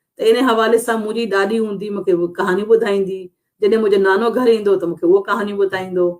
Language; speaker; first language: Sindhi; non-native, local second language; Urdu